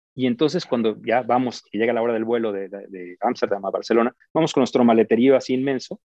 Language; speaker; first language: Spanish; native; Spanish